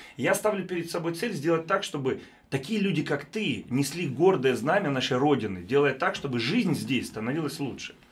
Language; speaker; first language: Russian; native; Russian